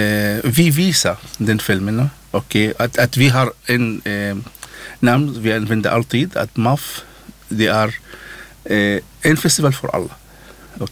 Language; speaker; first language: Swedish; non-native, learner; Arabic